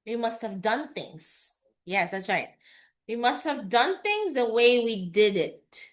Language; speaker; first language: English; non-native, local second language; Filipino